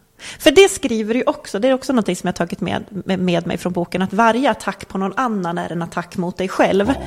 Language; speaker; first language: Swedish; native; Swedish